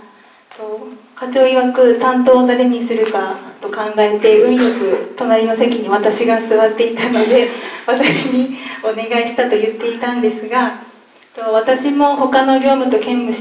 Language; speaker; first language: Japanese; native; Japanese